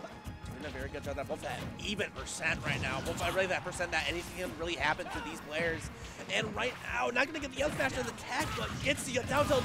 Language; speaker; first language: English; native; English